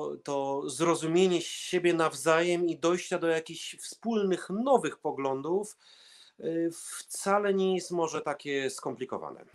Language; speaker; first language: Polish; early bilingual, heritage; Polish